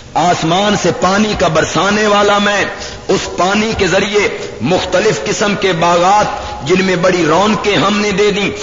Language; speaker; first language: Urdu; non-native, local second language; Punjabi